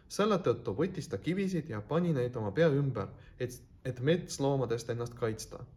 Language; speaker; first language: Estonian; non-native, local second language; Russian